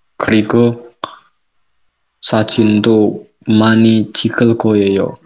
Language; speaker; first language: Korean; non-native, learner; Indonesian